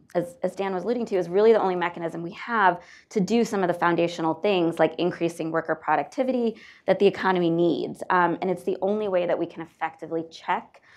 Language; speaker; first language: English; native; English